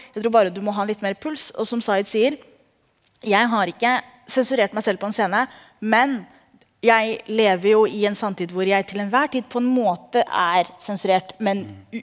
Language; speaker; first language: Norwegian; early bilingual, other home language; Somali